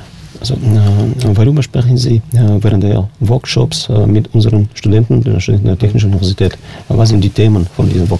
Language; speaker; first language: German; non-native, fluent; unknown